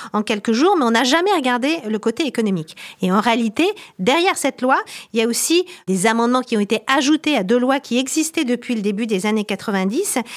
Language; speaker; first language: French; native; French